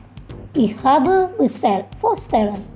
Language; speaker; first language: German; non-native, fluent; Indonesian